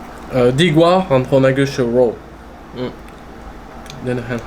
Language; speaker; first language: Chinese; non-native, learner; French